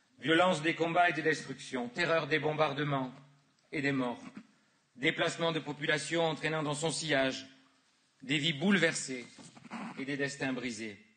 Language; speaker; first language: French; native; French